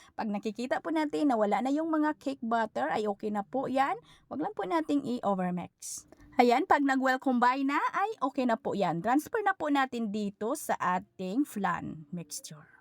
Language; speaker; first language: Filipino; non-native, local second language; Cebuano